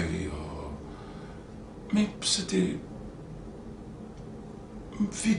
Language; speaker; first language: French; non-native, fluent; English